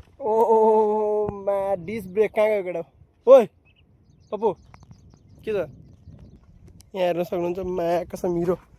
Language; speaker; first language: Nepali; native; Nepali